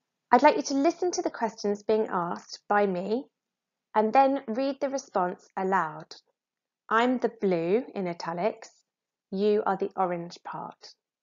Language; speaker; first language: English; native; English